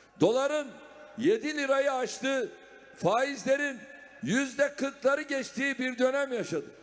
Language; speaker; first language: Turkish; native; Turkish